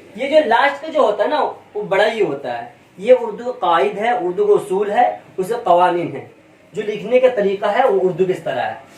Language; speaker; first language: Hindi; native; Hindi